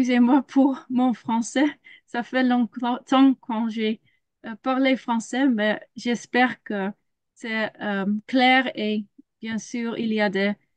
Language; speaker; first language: French; non-native, learner; Dutch